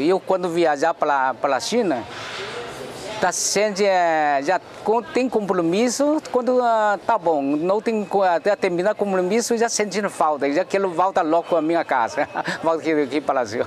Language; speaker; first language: Portuguese; non-native, learner; Chinese